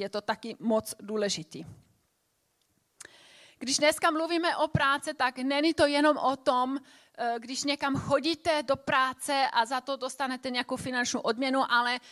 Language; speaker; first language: Czech; non-native, fluent; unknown